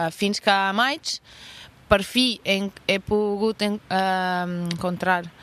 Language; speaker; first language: Catalan; non-native, fluent; Portuguese